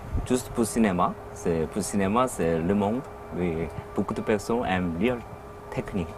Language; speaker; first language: French; non-native, learner; Korean